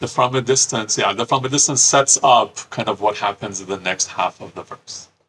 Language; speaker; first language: English; early bilingual, other home language; Persian